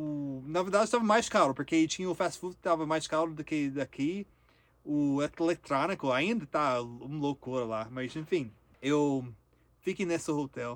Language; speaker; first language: Portuguese; non-native, learner; English